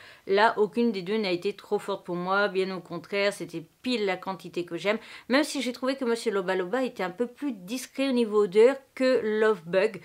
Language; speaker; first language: French; native; French